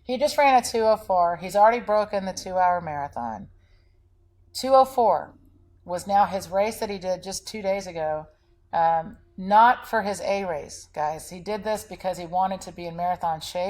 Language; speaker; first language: English; native; English